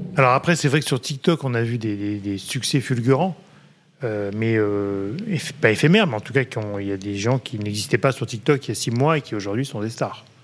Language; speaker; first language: French; native; French